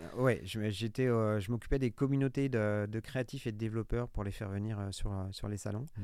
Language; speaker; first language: French; native; French